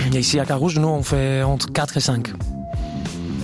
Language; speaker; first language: French; non-native, fluent; Greek